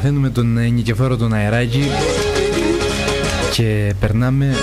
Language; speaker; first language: Greek; native; Greek